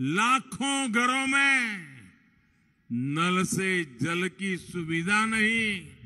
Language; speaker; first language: Hindi; non-native, local second language; Gujarati